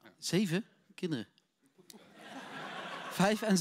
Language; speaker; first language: Dutch; native; Dutch